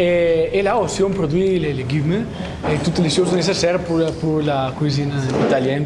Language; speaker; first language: French; non-native, fluent; Italian